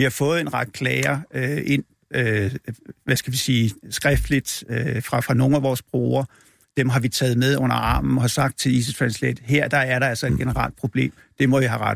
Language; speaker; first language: Danish; native; Danish